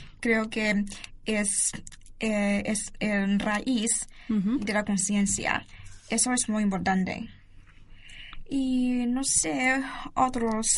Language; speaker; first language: Spanish; non-native, learner; Chinese